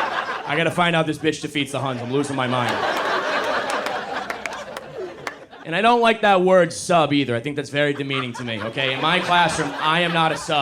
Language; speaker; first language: English; native; English